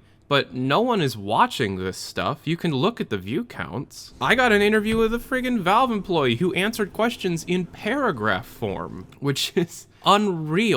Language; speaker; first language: English; native; English